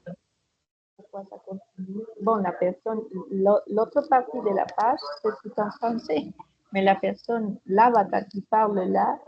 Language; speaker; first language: French; non-native, fluent; Spanish